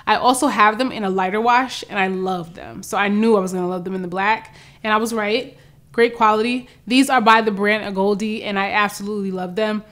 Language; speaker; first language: English; native; English